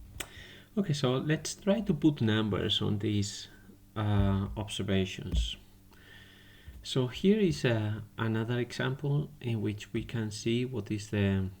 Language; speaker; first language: English; non-native, fluent; Spanish